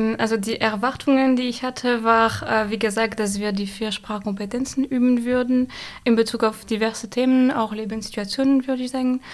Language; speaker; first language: German; non-native, fluent; French